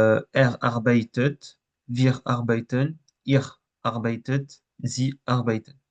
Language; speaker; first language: German; non-native, fluent; French